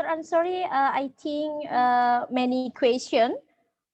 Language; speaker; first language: English; non-native, learner; Indonesian